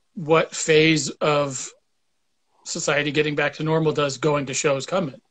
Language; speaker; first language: English; native; English